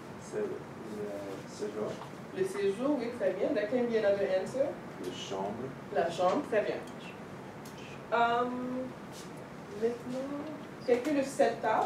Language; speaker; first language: French; non-native, fluent; English